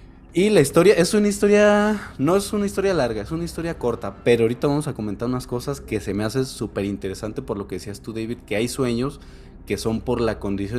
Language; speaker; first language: Spanish; native; Spanish